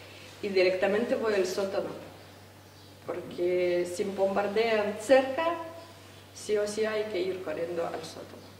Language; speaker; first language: Spanish; non-native, fluent; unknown